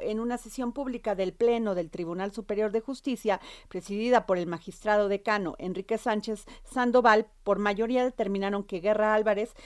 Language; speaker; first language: Spanish; native; Spanish